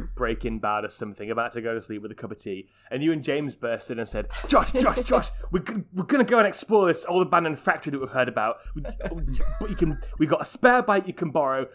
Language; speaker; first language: English; native; English